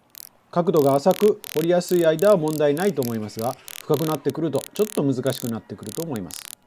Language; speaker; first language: Japanese; native; Japanese